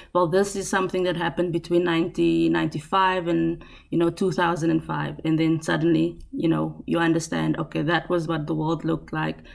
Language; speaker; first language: English; non-native, local second language; Afrikaans